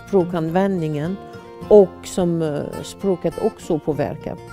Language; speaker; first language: Swedish; non-native, fluent; French